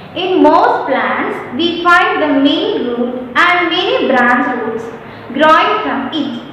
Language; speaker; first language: English; non-native, local second language; Malayalam